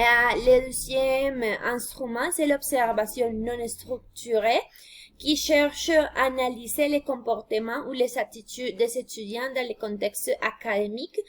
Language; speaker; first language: French; non-native, fluent; Spanish